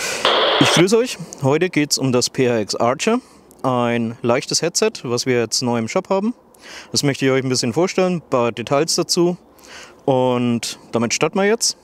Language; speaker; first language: German; native; German